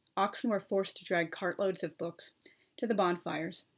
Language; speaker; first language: English; native; English